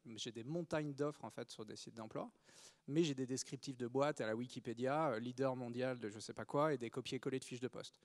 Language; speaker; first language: French; native; French